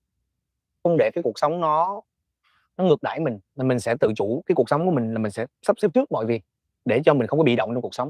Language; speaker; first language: Vietnamese; native; Vietnamese